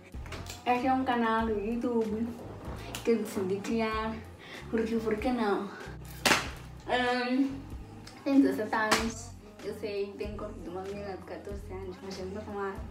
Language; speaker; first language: Portuguese; early bilingual, heritage; Portuguese